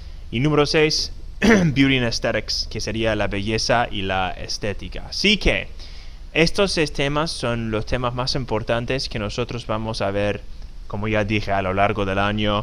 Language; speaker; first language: Spanish; non-native, fluent; English